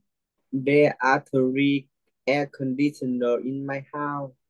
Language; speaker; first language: English; non-native, learner; Vietnamese